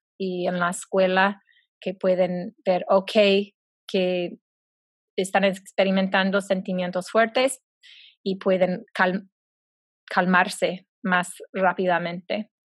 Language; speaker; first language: Spanish; non-native, fluent; English